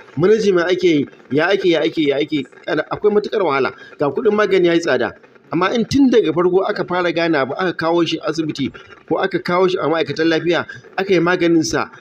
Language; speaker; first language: Hausa; native; Hausa